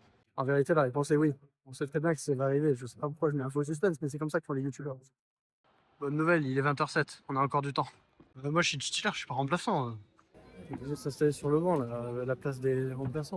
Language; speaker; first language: French; native; French